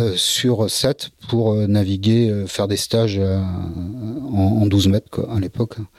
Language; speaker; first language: French; native; French